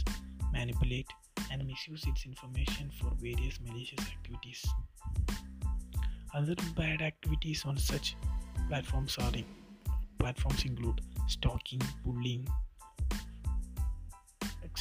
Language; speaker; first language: English; non-native, local second language; Malayalam